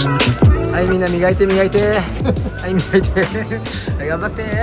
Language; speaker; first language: Japanese; native; Japanese